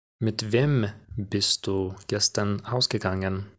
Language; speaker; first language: German; non-native, fluent; Ukrainian